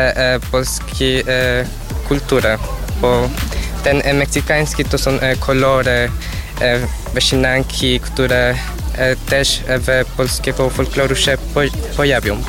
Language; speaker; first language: Polish; non-native, learner; Spanish